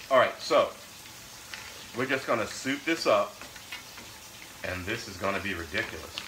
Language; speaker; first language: English; native; English